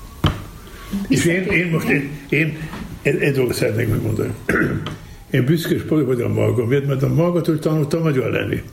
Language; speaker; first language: Hungarian; non-native, learner; German